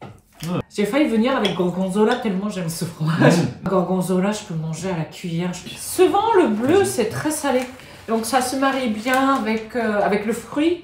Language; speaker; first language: French; non-native, fluent; Japanese